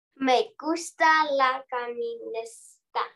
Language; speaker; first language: Spanish; non-native, learner; English